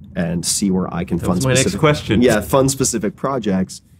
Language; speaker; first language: English; native; English